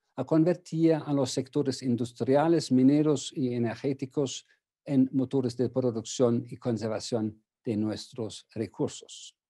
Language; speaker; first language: Spanish; non-native, fluent; German